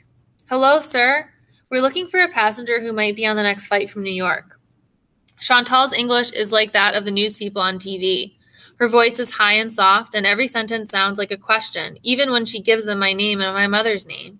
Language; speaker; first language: English; native; English